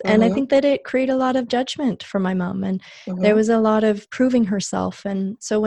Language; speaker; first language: English; native; English